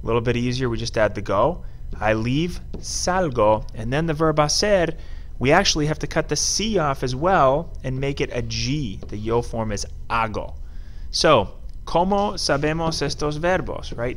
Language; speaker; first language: English; native; English